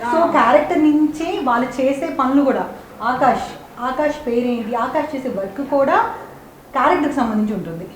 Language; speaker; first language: Telugu; native; Telugu